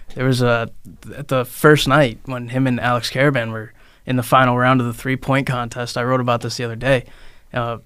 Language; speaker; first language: English; native; English